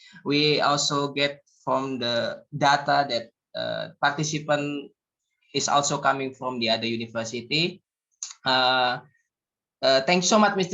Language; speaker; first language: English; non-native, learner; Indonesian